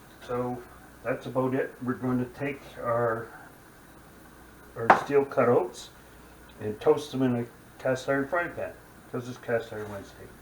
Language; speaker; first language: English; native; English